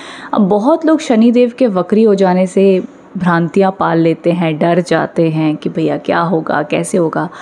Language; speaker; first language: Hindi; native; Hindi